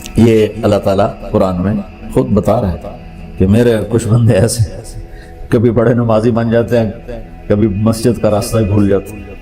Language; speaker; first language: Urdu; non-native, local second language; Punjabi